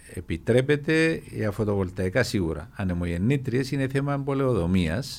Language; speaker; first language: Greek; native; Greek